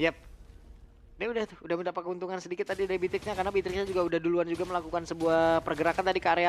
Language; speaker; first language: Indonesian; native; Indonesian